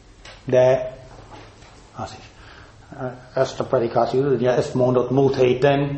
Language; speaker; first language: Hungarian; non-native, fluent; English